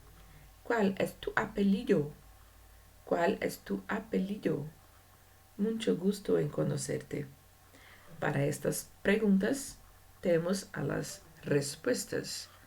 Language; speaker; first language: Spanish; non-native, learner; Portuguese